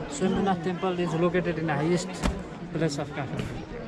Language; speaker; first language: English; non-native, learner; Nepali